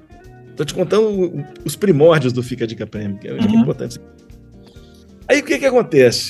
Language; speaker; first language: Portuguese; native; Portuguese